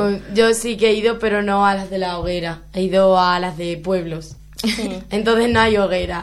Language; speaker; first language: Spanish; native; Spanish